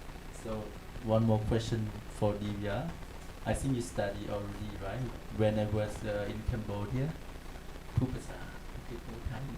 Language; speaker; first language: English; non-native, learner; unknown